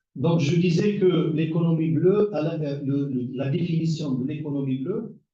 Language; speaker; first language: French; non-native, local second language; Arabic